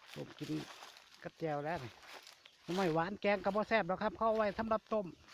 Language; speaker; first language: Thai; native; Thai